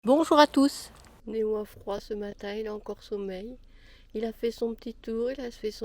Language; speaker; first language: French; native; French